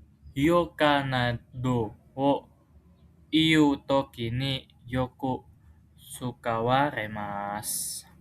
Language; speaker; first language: Japanese; non-native, fluent; Indonesian